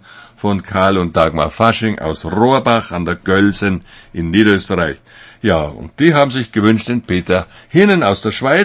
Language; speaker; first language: German; native; German